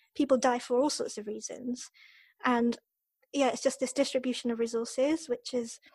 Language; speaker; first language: English; early bilingual, other home language; Japanese